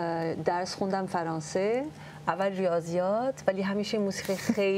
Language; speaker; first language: Persian; early bilingual, heritage; French